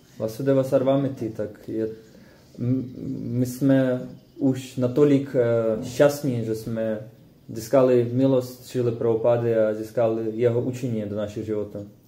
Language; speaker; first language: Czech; native; Czech